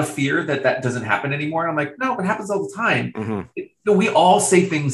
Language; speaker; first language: English; native; English